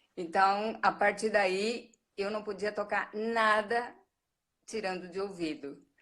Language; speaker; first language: Portuguese; early bilingual, other home language; Japanese